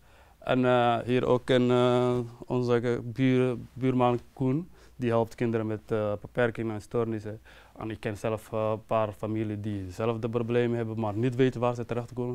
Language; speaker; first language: Dutch; non-native, fluent; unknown